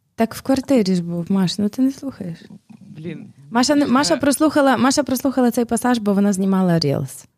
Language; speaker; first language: Ukrainian; native; Ukrainian